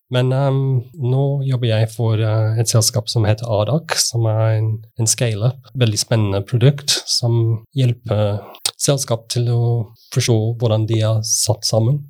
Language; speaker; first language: Norwegian; non-native, fluent; English